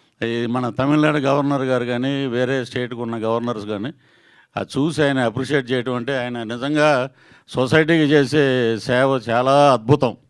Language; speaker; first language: Telugu; native; Telugu